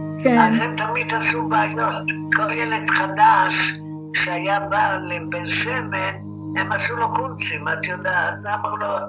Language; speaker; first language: Hebrew; non-native, fluent; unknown